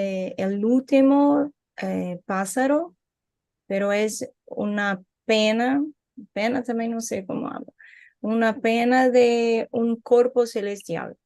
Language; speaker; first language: Spanish; non-native, learner; Portuguese